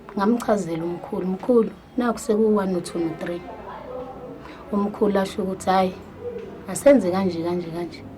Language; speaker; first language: Zulu; native; Zulu